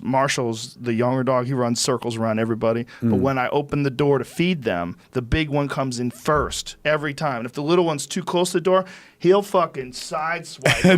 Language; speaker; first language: English; native; English